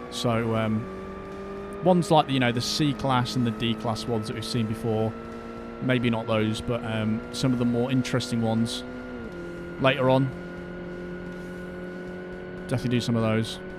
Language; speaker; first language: English; native; English